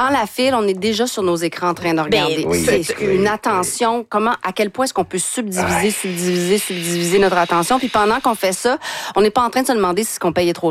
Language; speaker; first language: French; native; French